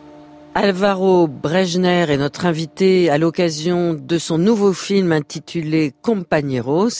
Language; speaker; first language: French; native; French